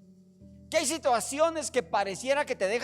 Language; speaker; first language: Spanish; native; Spanish